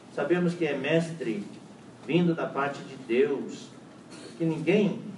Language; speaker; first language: Portuguese; non-native, fluent; Chinese